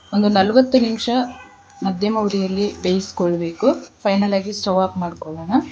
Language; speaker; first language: Kannada; non-native, local second language; Kodava